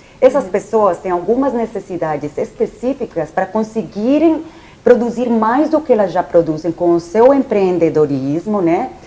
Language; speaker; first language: Portuguese; non-native, fluent; Spanish